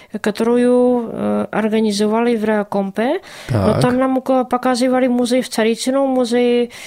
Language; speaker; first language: Russian; non-native, learner; Czech